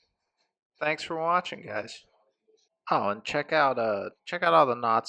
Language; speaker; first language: English; native; English